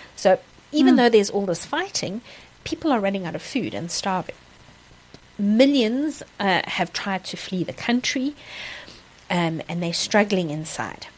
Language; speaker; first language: English; native; English